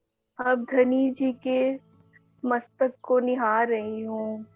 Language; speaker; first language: Hindi; native; Hindi